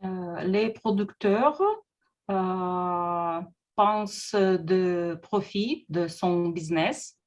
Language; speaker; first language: French; non-native, learner; Russian